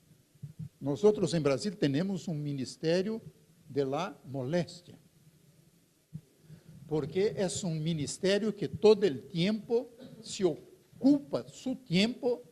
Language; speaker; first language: Spanish; non-native, fluent; Portuguese